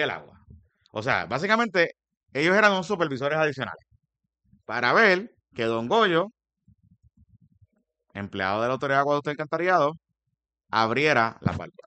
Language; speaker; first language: Spanish; native; Spanish